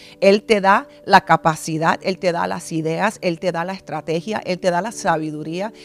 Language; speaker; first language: Spanish; early bilingual, heritage; Spanish